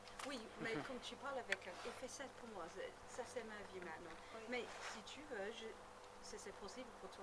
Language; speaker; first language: French; non-native, learner; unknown